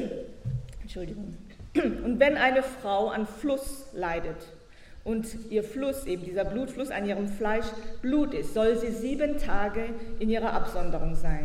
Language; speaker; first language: German; native; German